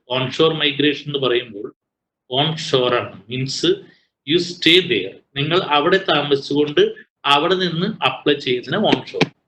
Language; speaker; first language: Malayalam; native; Malayalam